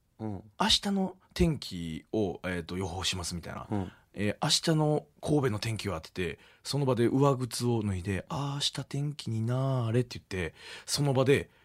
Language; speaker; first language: Japanese; native; Japanese